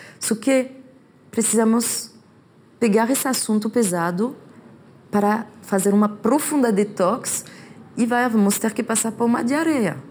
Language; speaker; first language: Portuguese; non-native, fluent; French